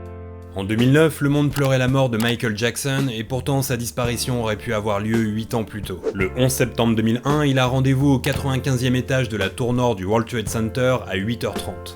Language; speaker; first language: French; native; French